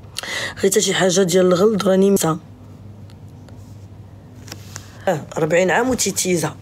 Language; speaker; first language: Arabic; native; Arabic